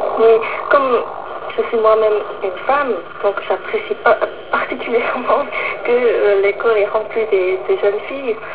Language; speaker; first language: French; non-native, fluent; Korean